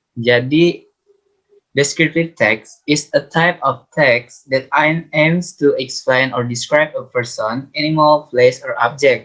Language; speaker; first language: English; non-native, learner; Indonesian